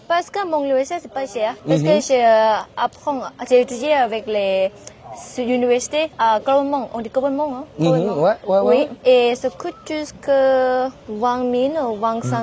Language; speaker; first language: French; non-native, learner; Thai